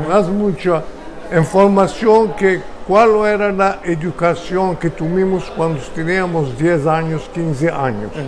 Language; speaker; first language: Spanish; early bilingual, heritage; Ladino